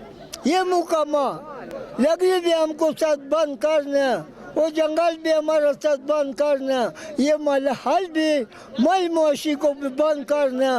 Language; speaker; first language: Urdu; non-native, local second language; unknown